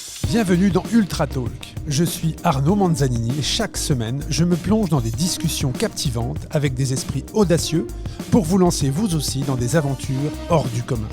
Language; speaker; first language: French; native; French